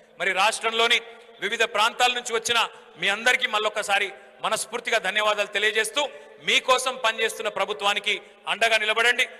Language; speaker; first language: Telugu; native; Telugu